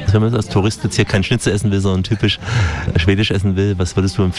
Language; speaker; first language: German; native; German